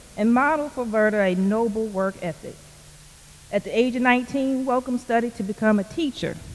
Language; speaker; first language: English; native; English